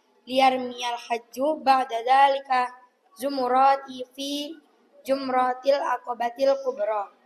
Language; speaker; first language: Arabic; non-native, learner; Indonesian